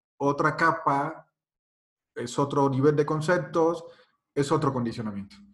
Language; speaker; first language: Spanish; native; Spanish